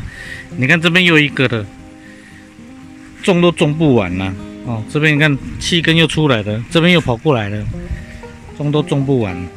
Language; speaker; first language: Chinese; native; Chinese